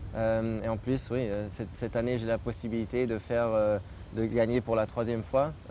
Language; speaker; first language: French; non-native, local second language; German